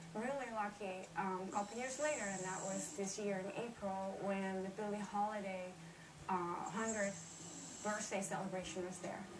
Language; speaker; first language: English; non-native, fluent; Dutch